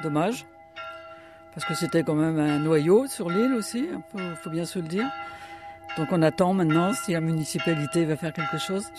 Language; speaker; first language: French; native; French